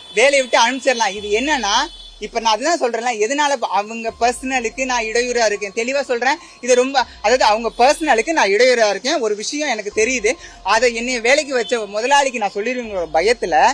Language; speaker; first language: Tamil; native; Tamil